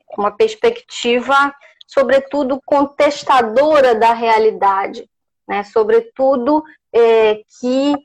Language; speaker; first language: Portuguese; native; Portuguese